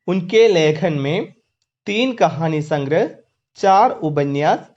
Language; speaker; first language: Hindi; non-native, local second language; Malayalam